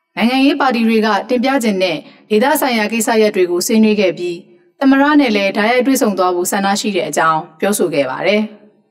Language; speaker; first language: Burmese; native; Burmese